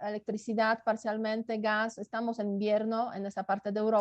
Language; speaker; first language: Spanish; non-native, fluent; Polish